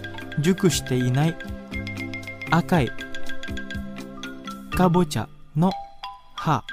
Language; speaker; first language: Japanese; non-native, fluent; Indonesian